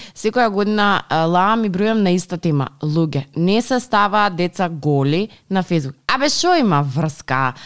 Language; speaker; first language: Macedonian; native; Macedonian